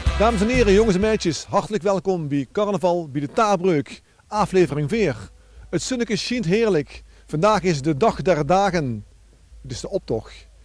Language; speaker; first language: Dutch; native; Dutch